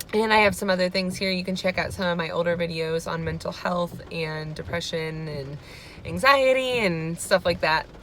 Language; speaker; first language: English; native; English